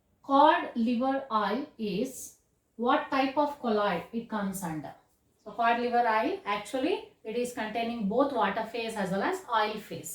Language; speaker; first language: English; non-native, local second language; Kannada